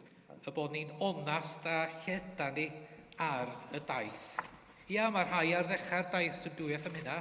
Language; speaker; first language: Welsh; native; Welsh